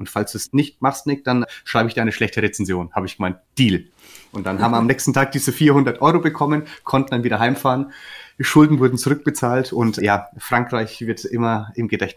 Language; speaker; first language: German; native; German